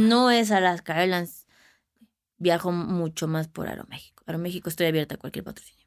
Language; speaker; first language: Spanish; native; Spanish